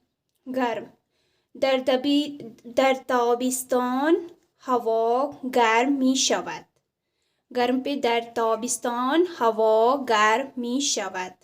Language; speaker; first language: Persian; non-native, fluent; Urdu